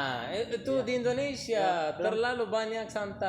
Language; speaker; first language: Indonesian; non-native, learner; Arabic